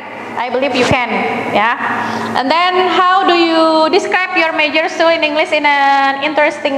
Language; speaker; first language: English; non-native, fluent; Indonesian